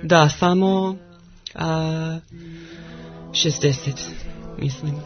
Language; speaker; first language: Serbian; non-native, learner; English